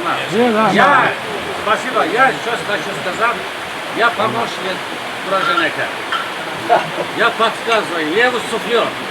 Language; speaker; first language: Russian; non-native, fluent; Azerbaijani